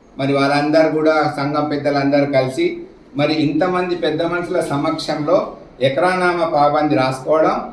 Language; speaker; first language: Telugu; native; Telugu